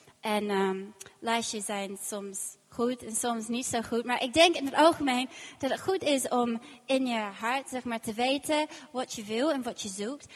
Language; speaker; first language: Dutch; non-native, fluent; English